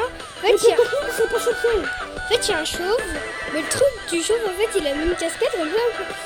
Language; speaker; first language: French; native; French